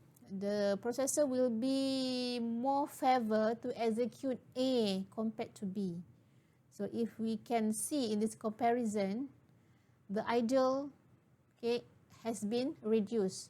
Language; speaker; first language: English; non-native, local second language; Malay